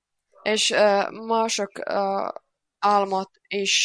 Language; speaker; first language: Hungarian; non-native, learner; Finnish